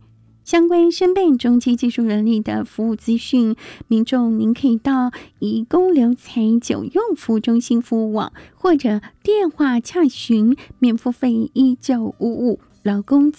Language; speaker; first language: Chinese; native; Chinese